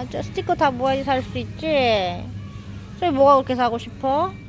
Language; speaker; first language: Korean; native; Korean